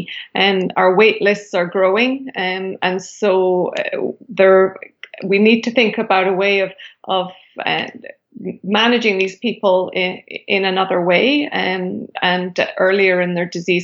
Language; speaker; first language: English; native; English